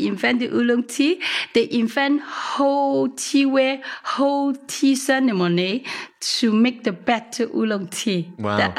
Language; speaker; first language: English; non-native, local second language; Cantonese